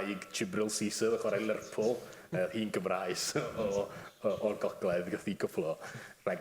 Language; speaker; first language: Welsh; native; Welsh